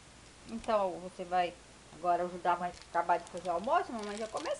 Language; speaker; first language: Portuguese; native; Portuguese